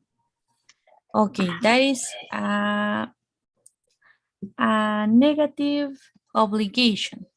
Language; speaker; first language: English; non-native, fluent; Spanish